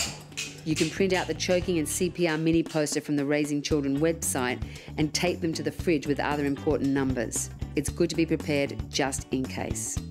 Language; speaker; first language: English; native; English